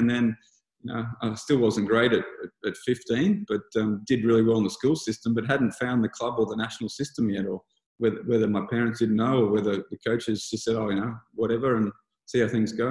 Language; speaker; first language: English; native; English